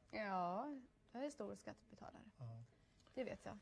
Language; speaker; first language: Swedish; native; Swedish